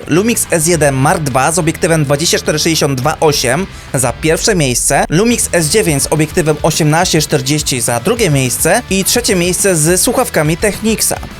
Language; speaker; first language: Polish; native; Polish